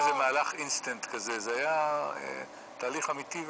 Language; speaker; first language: Hebrew; native; Hebrew